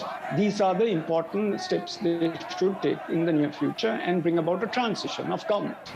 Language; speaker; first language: English; non-native, local second language; Sinhala